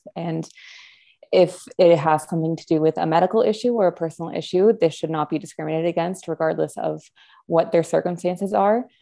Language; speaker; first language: English; non-native, fluent; Spanish